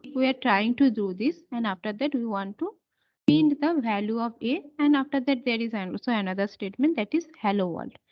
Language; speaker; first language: English; non-native, local second language; Bangla